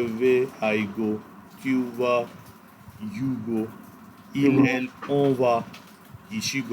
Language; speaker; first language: French; non-native, fluent; Urdu